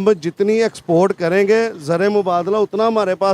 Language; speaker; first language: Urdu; non-native, local second language; Punjabi